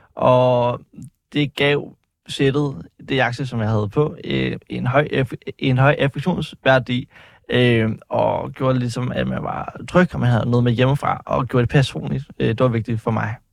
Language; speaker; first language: Danish; native; Danish